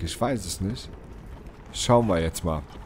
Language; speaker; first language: German; native; German